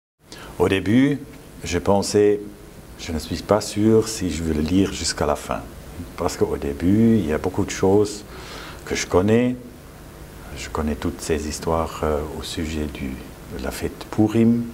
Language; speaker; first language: French; non-native, fluent; German